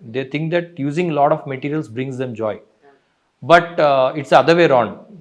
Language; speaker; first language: Telugu; native; Telugu